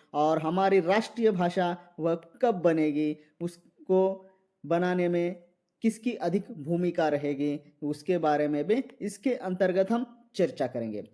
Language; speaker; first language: Hindi; non-native, local second language; Marathi